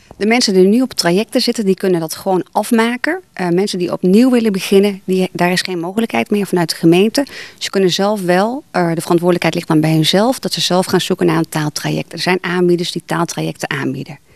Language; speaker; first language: Dutch; early bilingual, other home language; Turkish